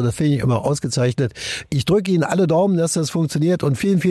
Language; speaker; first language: German; native; German